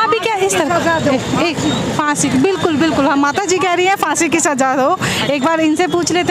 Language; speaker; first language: Hindi; native; Hindi